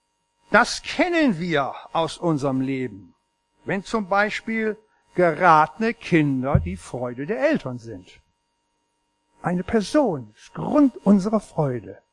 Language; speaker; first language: German; native; German